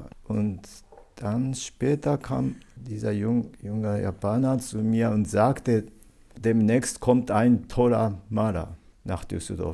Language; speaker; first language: German; non-native, fluent; Japanese